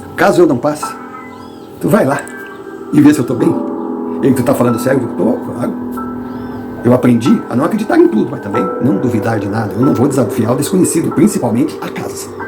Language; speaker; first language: Portuguese; non-native, fluent; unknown